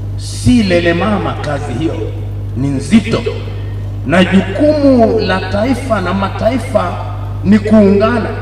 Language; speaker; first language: Swahili; non-native, local second language; Luo (Kenya and Tanzania)